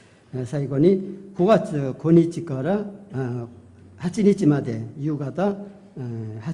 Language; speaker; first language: Japanese; non-native, fluent; Korean